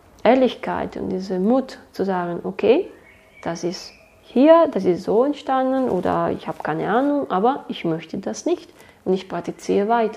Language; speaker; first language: German; non-native, fluent; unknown